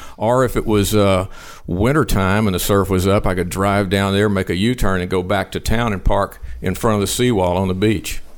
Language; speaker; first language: English; native; English